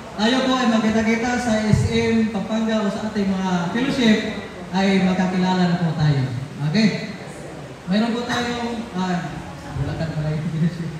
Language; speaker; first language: Filipino; non-native, local second language; Cebuano